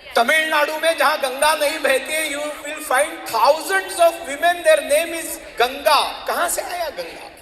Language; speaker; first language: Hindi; non-native, local second language; Marathi